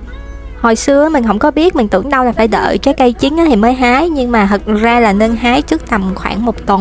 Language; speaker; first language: Vietnamese; native; Vietnamese